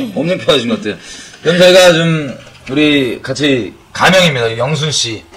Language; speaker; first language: Korean; native; Korean